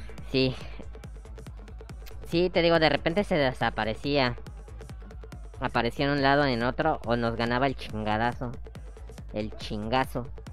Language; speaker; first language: Spanish; native; Spanish